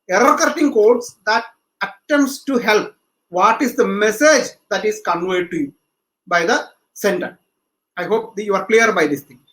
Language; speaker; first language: English; non-native, local second language; Malayalam